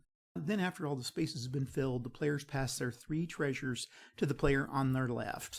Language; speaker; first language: English; native; English